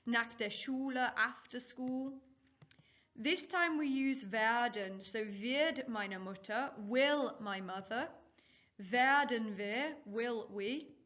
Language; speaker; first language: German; non-native, fluent; English